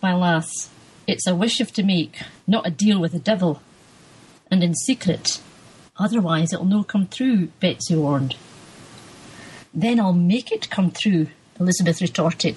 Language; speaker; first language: English; native; English